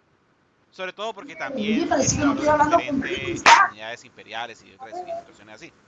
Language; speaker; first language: Spanish; native; Spanish